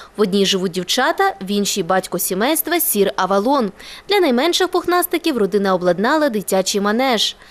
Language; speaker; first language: Ukrainian; native; Ukrainian